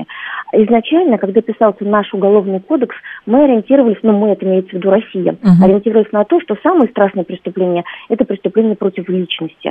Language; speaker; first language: Russian; native; Russian